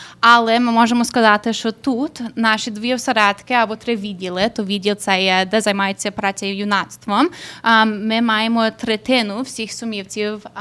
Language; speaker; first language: Ukrainian; early bilingual, heritage; Ukrainian